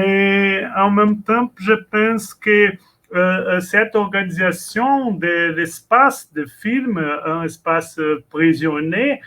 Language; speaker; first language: French; non-native, learner; Portuguese